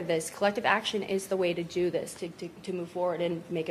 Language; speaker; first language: English; native; English